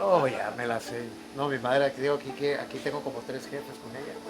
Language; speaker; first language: Spanish; native; Spanish